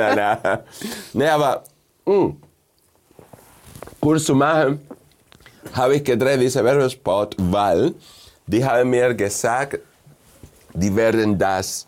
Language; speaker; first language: German; non-native, fluent; Spanish